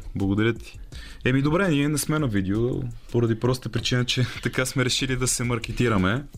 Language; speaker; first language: Bulgarian; native; Bulgarian